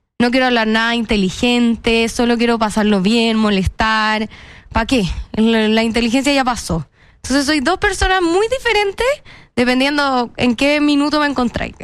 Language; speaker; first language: Spanish; native; Spanish